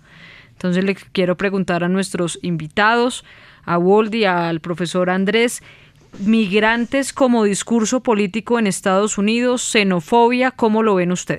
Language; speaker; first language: Spanish; native; Spanish